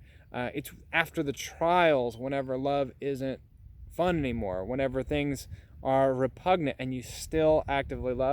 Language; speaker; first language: English; native; English